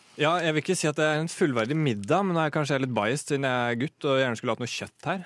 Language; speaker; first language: Norwegian; native; Norwegian